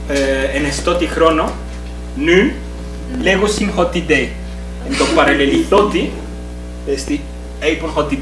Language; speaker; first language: Greek; non-native, learner; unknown